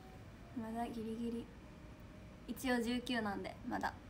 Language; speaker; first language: Japanese; native; Japanese